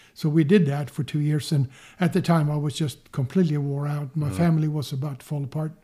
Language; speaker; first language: English; non-native, fluent; Swedish